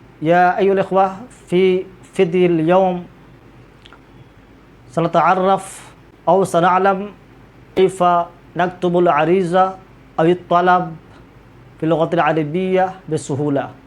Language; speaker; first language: Arabic; non-native, fluent; Urdu